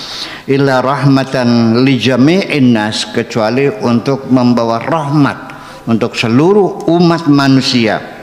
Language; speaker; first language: Indonesian; native; Indonesian